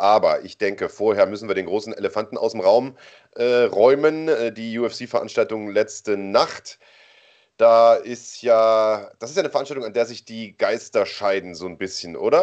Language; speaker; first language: German; native; German